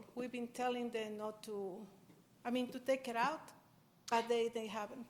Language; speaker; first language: English; non-native, fluent; Spanish